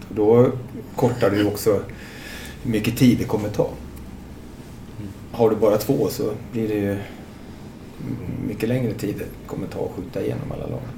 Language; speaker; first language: Swedish; native; Swedish